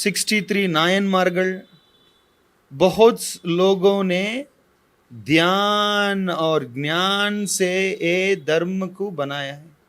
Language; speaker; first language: Hindi; non-native, local second language; Tamil